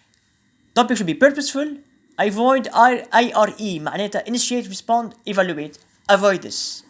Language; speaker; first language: English; non-native, fluent; Arabic